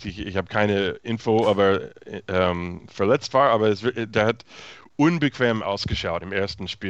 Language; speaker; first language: German; non-native, fluent; English